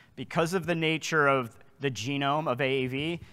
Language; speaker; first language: English; native; English